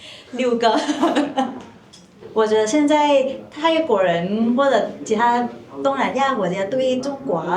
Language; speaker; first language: Chinese; non-native, fluent; Thai